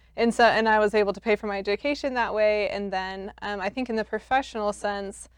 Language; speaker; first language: English; native; English